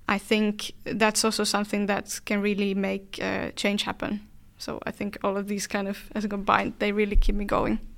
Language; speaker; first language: English; non-native, fluent; Finnish